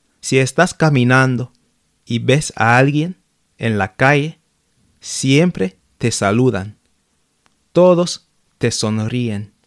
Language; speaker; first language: Spanish; non-native, fluent; English